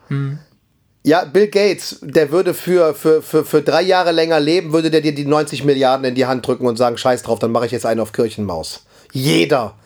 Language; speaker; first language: German; native; German